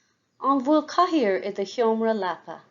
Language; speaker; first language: Irish; non-native, fluent; English